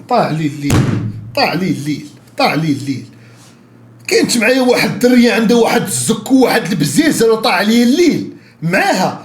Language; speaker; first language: Arabic; native; Arabic